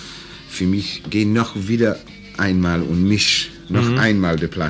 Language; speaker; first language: German; non-native, learner; English